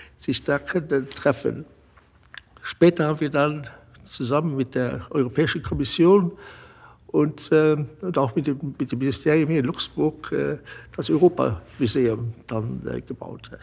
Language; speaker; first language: German; non-native, local second language; Luxembourgish